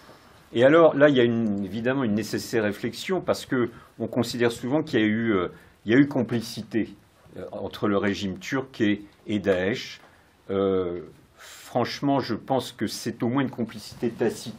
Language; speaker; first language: French; native; French